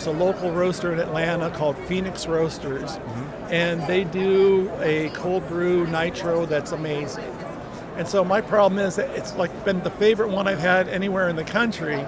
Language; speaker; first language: English; native; English